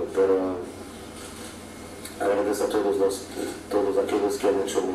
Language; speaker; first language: Spanish; non-native, fluent; Portuguese